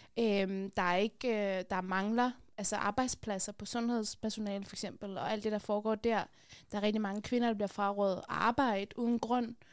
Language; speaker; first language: Danish; early bilingual, other home language; Persian